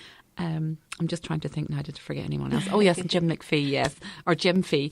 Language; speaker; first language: English; native; English